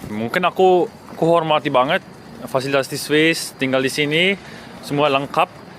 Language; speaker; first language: Indonesian; early bilingual, heritage; Indonesian